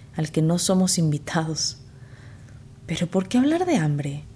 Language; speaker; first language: Spanish; native; Spanish